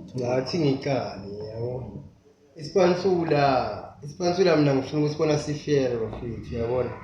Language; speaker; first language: Zulu; native; Zulu